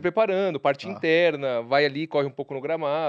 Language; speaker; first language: Portuguese; native; Portuguese